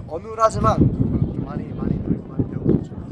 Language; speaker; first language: Korean; early bilingual, heritage; Korean